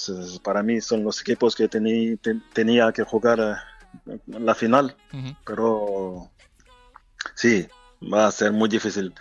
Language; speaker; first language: Spanish; non-native, fluent; French